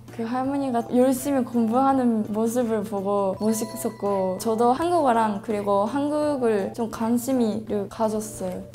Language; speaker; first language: Korean; non-native, learner; Japanese